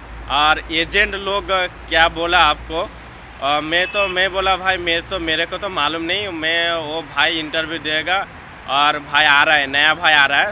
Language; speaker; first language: Hindi; non-native, local second language; Bangla